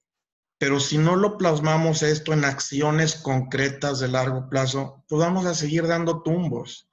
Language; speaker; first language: Spanish; native; Spanish